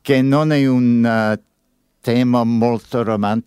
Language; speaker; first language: Italian; non-native, learner; English